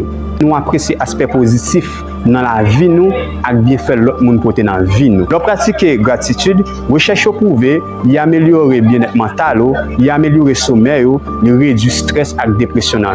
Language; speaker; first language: French; non-native, local second language; Haitian Creole